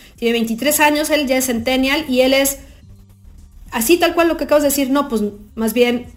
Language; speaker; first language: Spanish; native; Spanish